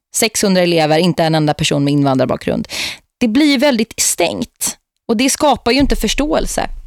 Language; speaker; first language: Swedish; native; Swedish